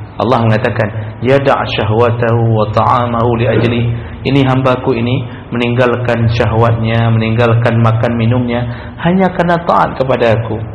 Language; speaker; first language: Malay; non-native, local second language; Achinese